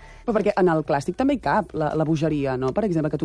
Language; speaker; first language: Catalan; native; Catalan